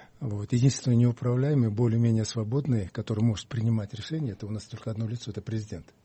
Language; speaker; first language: Russian; non-native, local second language; Kyrgyz